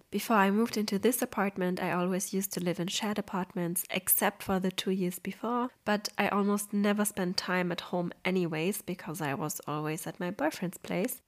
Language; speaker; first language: English; non-native, fluent; Polish